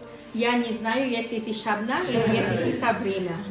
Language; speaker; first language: Russian; non-native, learner; Filipino